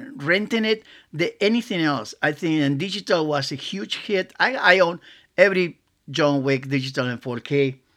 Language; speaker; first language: English; non-native, fluent; Spanish